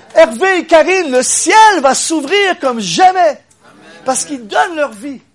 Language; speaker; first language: French; native; French